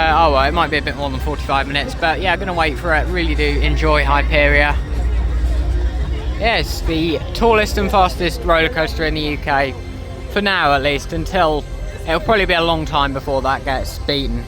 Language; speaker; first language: English; native; English